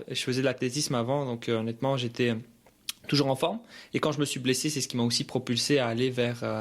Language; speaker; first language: French; early bilingual, other home language; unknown